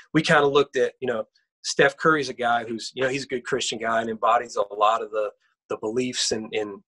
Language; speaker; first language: English; native; English